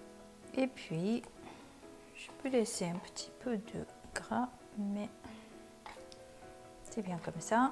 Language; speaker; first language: French; non-native, learner; Japanese